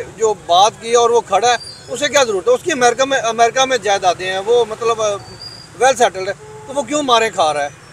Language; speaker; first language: Urdu; non-native, local second language; Punjabi